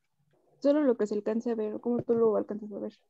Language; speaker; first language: Spanish; native; Spanish